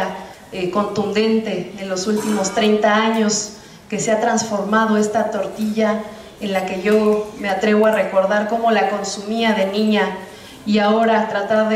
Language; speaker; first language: Spanish; native; Spanish